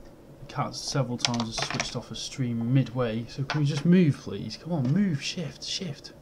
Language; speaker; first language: English; native; English